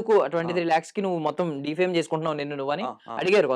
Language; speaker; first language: Telugu; native; Telugu